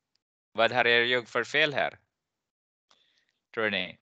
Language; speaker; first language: Swedish; non-native, fluent; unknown